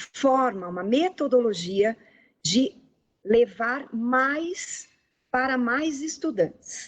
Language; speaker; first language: Portuguese; native; Portuguese